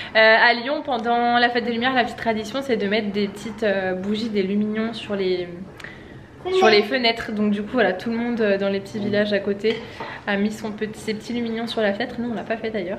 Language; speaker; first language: French; native; French